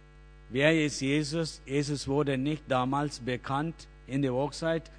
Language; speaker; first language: German; non-native, learner; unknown